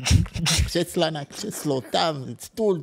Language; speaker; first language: Czech; non-native, fluent; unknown